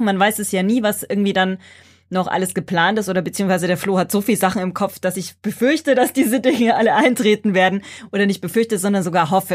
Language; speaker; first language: German; native; German